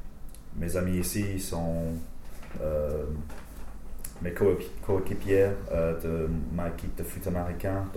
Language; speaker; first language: French; non-native, fluent; English